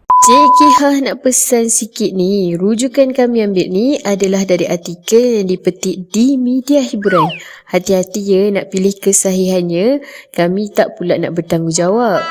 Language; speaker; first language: Malay; native; Malay